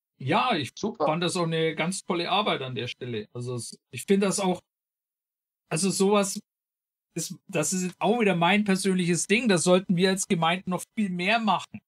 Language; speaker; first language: German; early bilingual, other home language; Slovenian